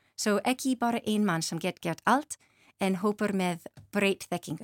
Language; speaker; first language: Icelandic; non-native, learner; English